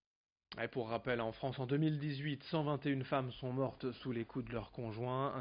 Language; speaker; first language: French; native; French